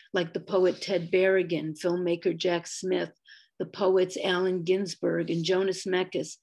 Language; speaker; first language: English; native; English